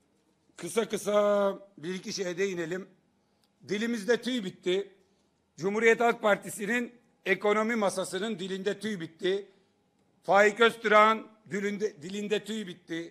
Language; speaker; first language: Turkish; native; Turkish